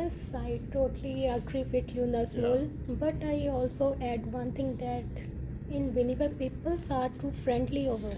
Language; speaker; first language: English; non-native, fluent; Punjabi